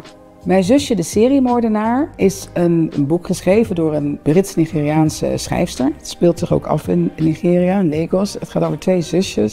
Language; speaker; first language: Dutch; native; Dutch